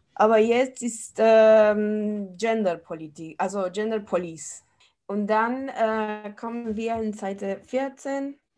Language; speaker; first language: German; non-native, fluent; Spanish